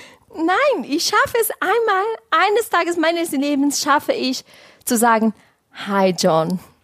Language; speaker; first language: German; non-native, fluent; Portuguese